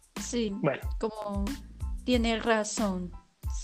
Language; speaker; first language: Spanish; non-native, learner; Chinese